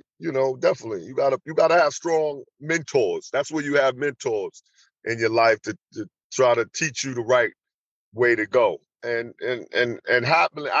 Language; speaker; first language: English; native; English